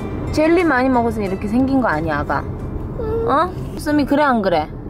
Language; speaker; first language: Korean; native; Korean